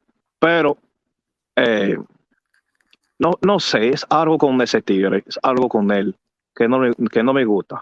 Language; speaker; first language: Spanish; early bilingual, heritage; English